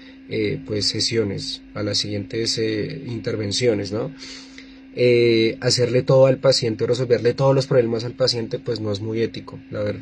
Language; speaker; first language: Spanish; native; Spanish